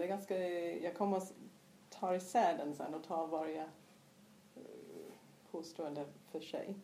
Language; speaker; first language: Swedish; non-native, fluent; English